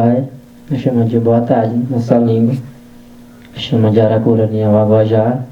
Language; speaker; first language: Portuguese; non-native, local second language; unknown